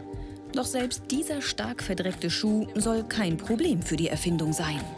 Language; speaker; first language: German; native; German